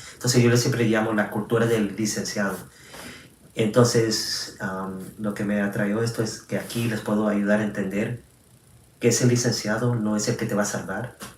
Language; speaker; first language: Spanish; early bilingual, heritage; Spanish